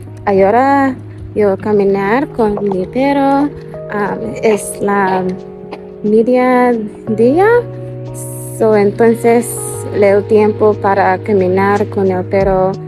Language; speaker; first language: Spanish; non-native, learner; English